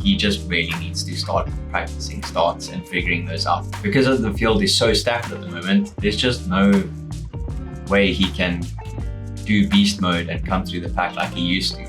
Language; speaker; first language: English; native; English